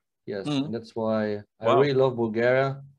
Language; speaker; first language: English; non-native, learner; German